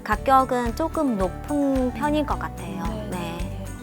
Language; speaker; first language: Korean; non-native, learner; Chinese